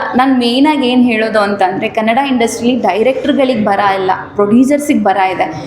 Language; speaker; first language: Kannada; native; Kannada